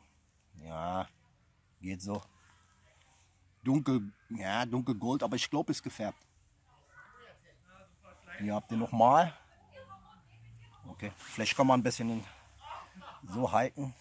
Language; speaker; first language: German; non-native, fluent; English